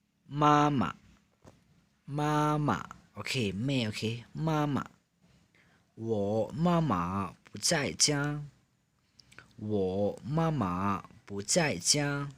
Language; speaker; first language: Chinese; non-native, fluent; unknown